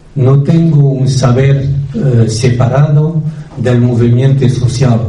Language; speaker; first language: Spanish; non-native, fluent; French